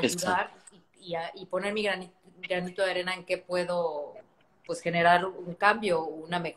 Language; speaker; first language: Spanish; native; Spanish